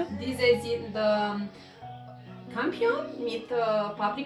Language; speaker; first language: German; non-native, learner; Romanian